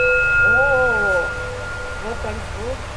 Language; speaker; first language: Russian; native; Russian